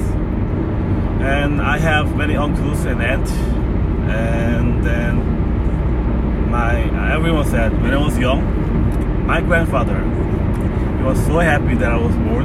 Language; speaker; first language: English; non-native, fluent; Korean